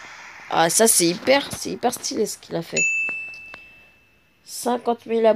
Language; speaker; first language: French; native; French